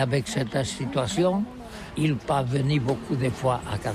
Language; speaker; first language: French; non-native, learner; Catalan